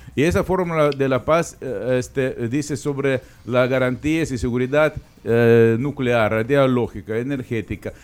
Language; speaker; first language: Spanish; non-native, fluent; Ukrainian